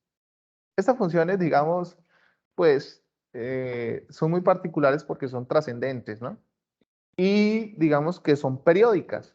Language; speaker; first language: Spanish; native; Spanish